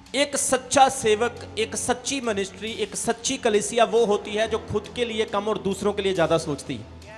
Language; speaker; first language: Hindi; non-native, local second language; Punjabi